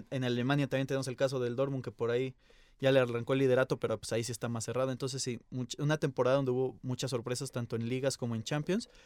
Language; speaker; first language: Spanish; native; Spanish